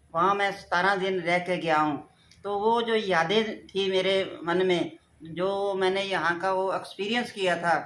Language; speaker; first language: Hindi; native; Hindi